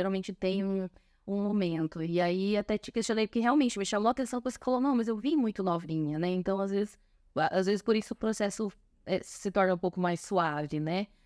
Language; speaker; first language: Portuguese; native; Portuguese